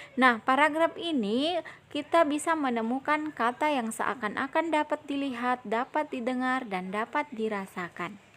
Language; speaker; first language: Indonesian; native; Indonesian